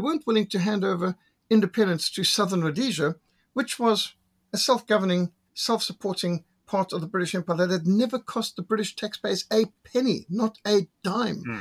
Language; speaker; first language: English; native; English